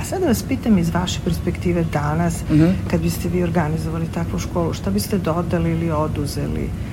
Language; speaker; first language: Serbian; native; Serbian